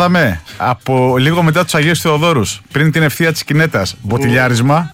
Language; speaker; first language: Greek; native; Greek